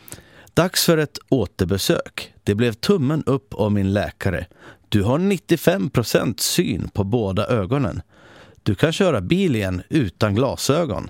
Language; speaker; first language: Swedish; native; Swedish